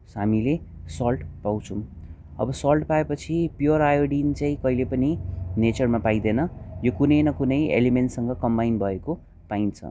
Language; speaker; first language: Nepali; non-native, local second language; Hindi